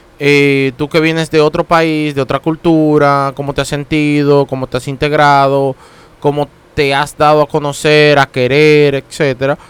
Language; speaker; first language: Spanish; native; Spanish